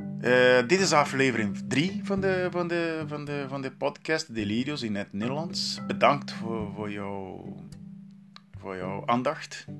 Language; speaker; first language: Dutch; non-native, learner; Portuguese